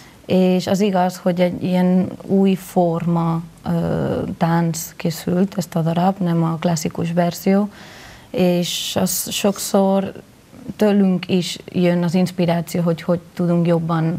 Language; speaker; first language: Hungarian; non-native, learner; Spanish